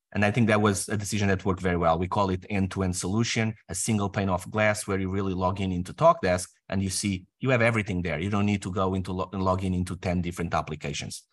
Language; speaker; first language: English; non-native, fluent; Portuguese